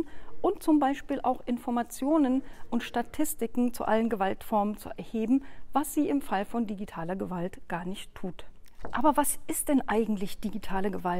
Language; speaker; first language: German; native; German